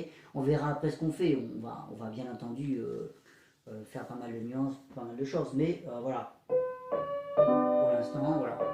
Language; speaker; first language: French; native; French